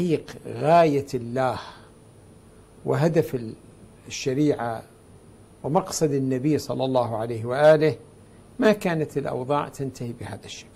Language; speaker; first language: Arabic; native; Arabic